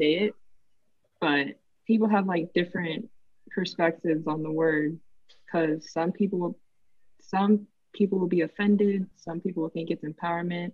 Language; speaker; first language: English; native; English